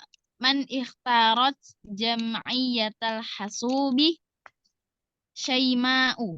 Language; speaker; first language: Arabic; non-native, learner; Indonesian